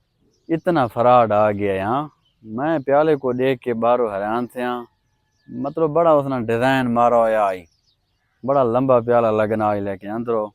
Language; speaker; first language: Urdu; non-native, local second language; Punjabi